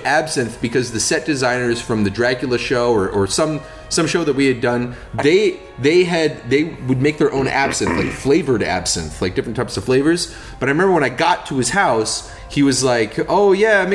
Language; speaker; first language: English; native; English